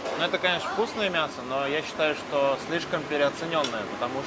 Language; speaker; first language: Russian; native; Russian